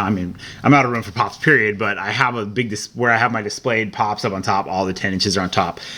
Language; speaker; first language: English; native; English